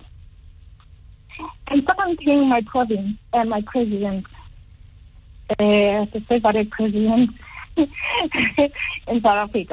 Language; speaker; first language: English; non-native, local second language; Xhosa